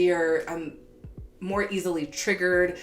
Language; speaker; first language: English; native; English